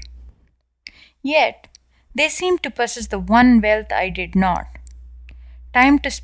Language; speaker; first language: English; non-native, local second language; Tamil